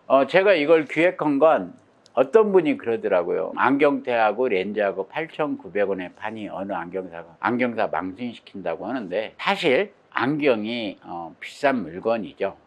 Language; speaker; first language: Korean; native; Korean